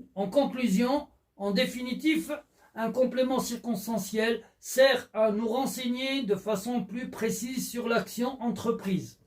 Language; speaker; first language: French; non-native, local second language; Arabic